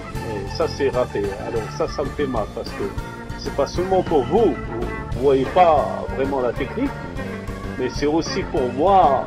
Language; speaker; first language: French; non-native, local second language; Arabic